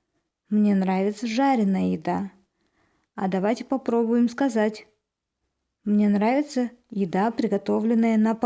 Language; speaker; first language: Russian; non-native, local second language; Kazakh